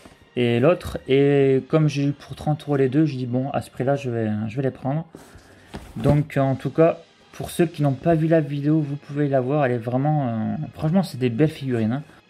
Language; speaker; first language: French; native; French